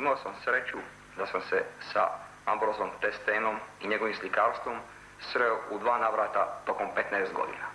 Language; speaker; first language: Croatian; native; Croatian